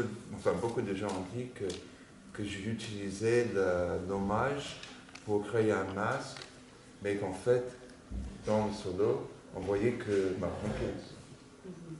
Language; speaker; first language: French; non-native, fluent; English